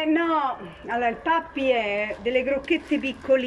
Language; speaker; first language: Italian; native; Italian